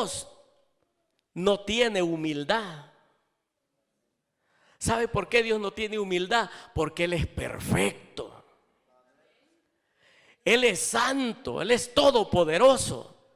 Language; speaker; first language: Spanish; native; Spanish